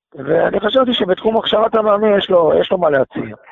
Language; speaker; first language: Hebrew; native; Hebrew